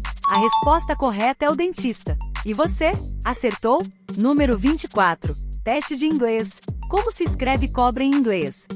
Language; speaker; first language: Portuguese; native; Portuguese